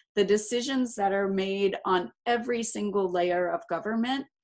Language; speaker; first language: English; native; English